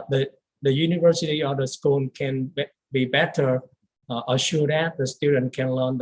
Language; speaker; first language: English; non-native, learner; Vietnamese